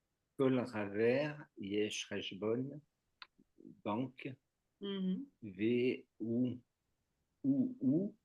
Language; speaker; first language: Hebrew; non-native, learner; French